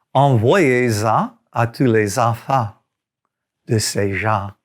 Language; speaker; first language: French; non-native, fluent; English